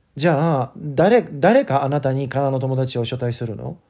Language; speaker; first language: Japanese; non-native, fluent; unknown